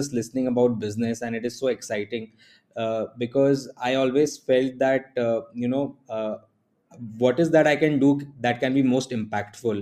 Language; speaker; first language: English; non-native, local second language; Hindi